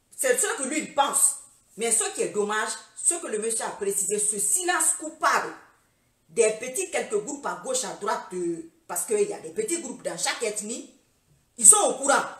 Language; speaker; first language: French; non-native, local second language; Fula